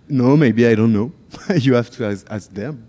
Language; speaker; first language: English; non-native, fluent; French